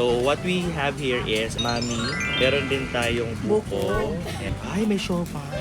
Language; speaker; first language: Filipino; non-native, local second language; Bikol